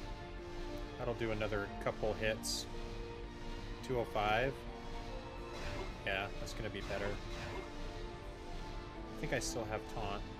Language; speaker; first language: English; native; English